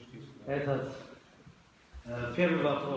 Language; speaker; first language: Russian; non-native, local second language; Tajik